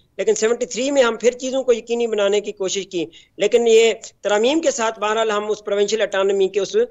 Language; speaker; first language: Urdu; native; Urdu